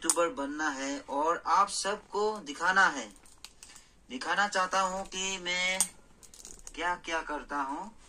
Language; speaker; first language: Hindi; non-native, local second language; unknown